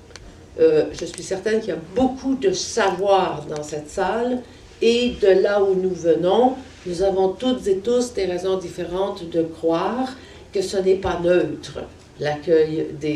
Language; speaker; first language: French; native; French